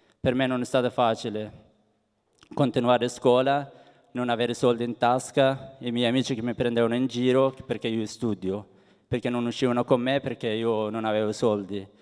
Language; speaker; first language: Italian; non-native, fluent; Persian